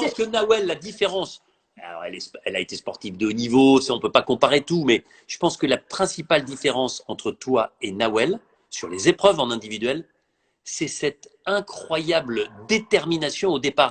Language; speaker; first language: French; native; French